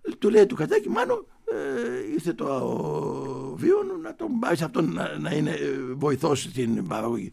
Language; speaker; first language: Greek; early bilingual, heritage; Greek